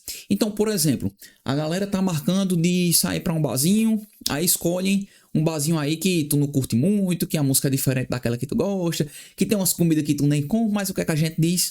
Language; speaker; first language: Portuguese; native; Portuguese